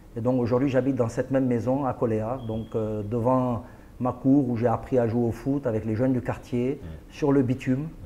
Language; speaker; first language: French; non-native, local second language; Arabic